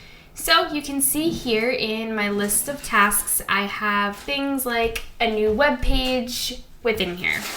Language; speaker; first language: English; native; English